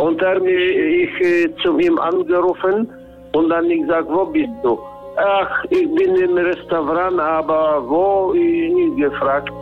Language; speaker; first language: German; non-native, learner; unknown